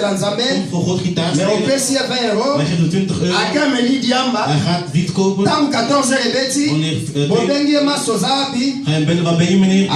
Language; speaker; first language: Dutch; non-native, learner; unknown